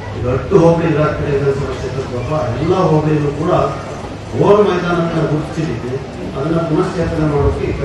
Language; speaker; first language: Kannada; non-native, local second language; Kodava